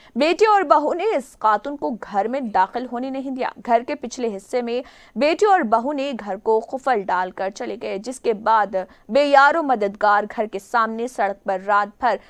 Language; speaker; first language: Urdu; native; Urdu